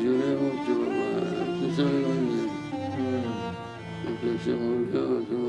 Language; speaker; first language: Spanish; non-native, learner; Arabic